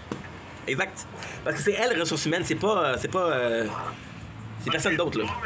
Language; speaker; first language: French; native; French